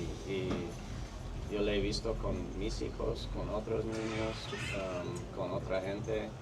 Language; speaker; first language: Spanish; non-native, fluent; English